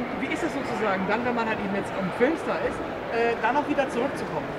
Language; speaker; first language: German; native; German